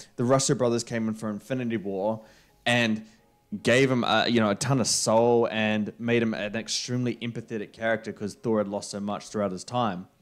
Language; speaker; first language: English; native; English